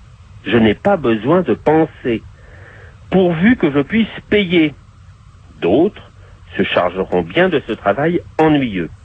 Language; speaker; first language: French; native; French